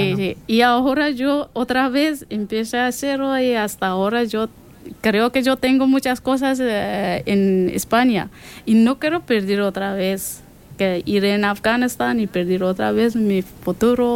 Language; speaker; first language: Spanish; non-native, learner; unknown